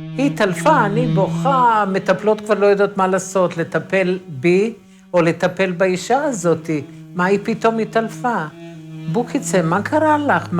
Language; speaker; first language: Hebrew; early bilingual, other home language; Romany